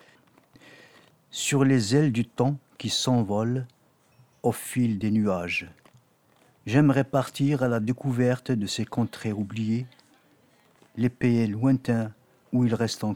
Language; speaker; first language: French; non-native, local second language; Kabyle